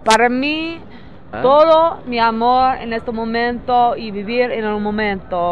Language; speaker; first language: Spanish; non-native, learner; English